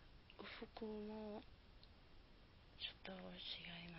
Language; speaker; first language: Japanese; non-native, learner; Spanish